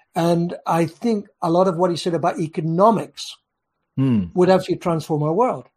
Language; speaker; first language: English; native; English